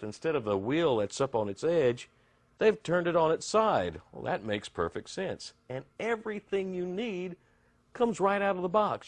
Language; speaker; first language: English; native; English